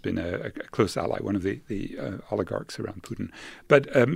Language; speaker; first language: English; native; English